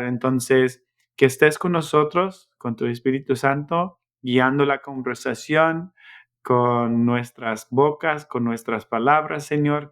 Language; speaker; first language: Spanish; non-native, fluent; English